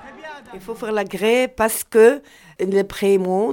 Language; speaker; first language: French; non-native, learner; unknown